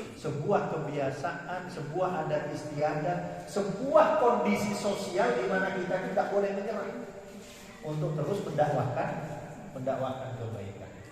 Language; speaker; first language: Indonesian; non-native, local second language; Madurese